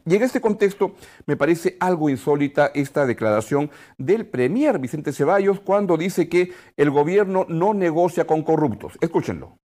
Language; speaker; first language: Spanish; native; Spanish